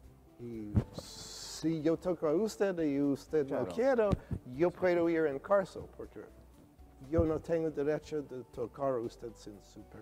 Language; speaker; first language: Spanish; non-native, learner; English